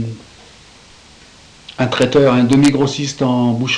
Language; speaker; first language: French; native; French